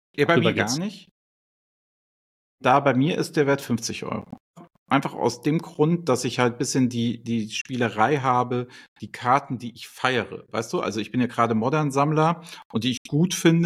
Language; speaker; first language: German; native; German